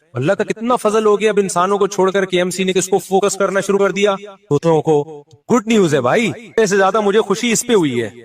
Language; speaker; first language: Urdu; native; Urdu